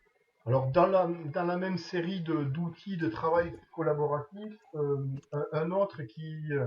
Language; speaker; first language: French; native; French